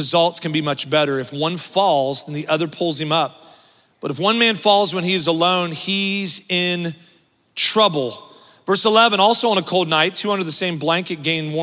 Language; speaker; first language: English; native; English